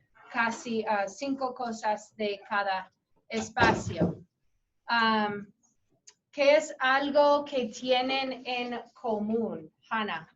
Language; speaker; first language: Spanish; non-native, fluent; English